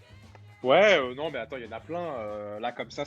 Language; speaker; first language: French; native; French